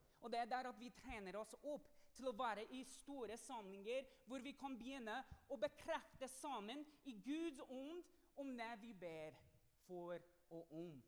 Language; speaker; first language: Norwegian; non-native, fluent; English